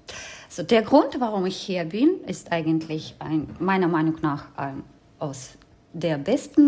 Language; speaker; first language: German; non-native, fluent; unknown